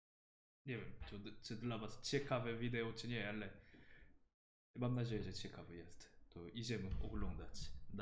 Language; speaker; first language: Polish; non-native, learner; Korean